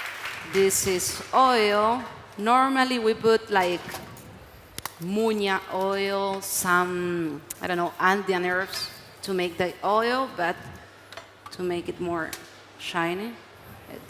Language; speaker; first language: English; non-native, learner; Spanish